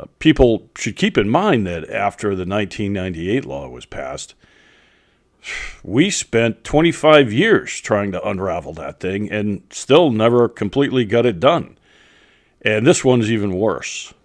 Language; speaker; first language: English; native; English